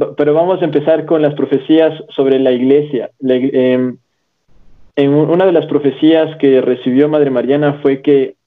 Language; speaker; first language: Spanish; native; Spanish